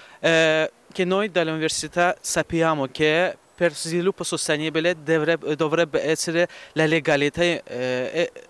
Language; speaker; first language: Italian; non-native, learner; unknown